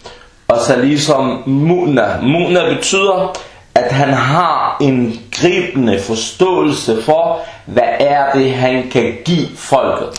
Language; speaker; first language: Danish; early bilingual, other home language; Arabic